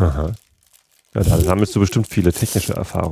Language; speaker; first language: German; native; German